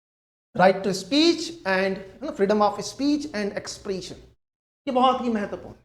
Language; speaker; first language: Hindi; native; Hindi